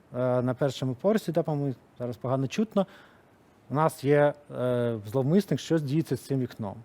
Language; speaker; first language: Ukrainian; non-native, local second language; Russian